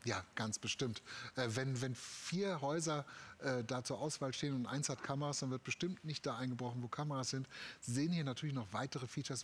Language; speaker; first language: German; native; German